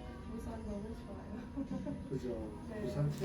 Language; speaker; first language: Korean; non-native, learner; Hindi